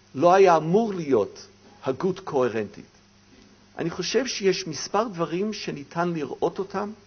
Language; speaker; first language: Hebrew; non-native, fluent; English